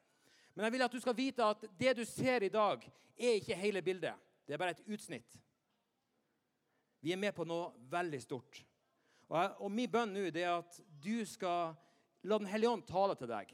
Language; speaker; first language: Norwegian; native; Norwegian